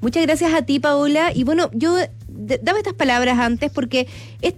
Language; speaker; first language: Spanish; native; Spanish